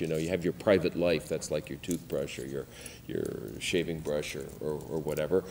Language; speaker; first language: English; native; English